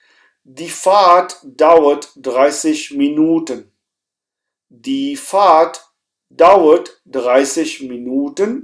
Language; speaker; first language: German; non-native, fluent; Hindi